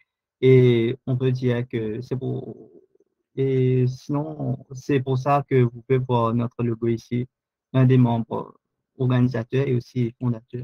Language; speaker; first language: French; non-native, local second language; Morisyen